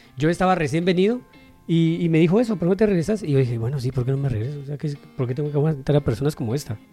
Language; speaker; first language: Spanish; native; Spanish